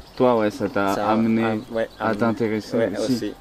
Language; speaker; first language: French; native; French